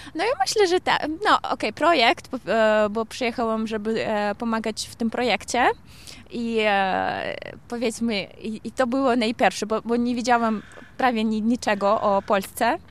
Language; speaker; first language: Polish; non-native, learner; Kazakh